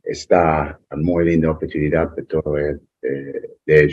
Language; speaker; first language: Spanish; non-native, learner; English